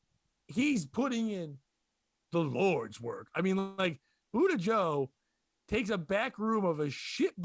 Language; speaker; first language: English; native; English